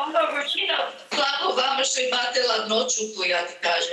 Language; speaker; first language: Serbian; early bilingual, heritage; Serbian